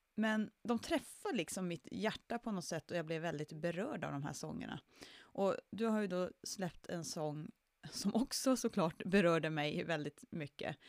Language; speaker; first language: Swedish; native; Swedish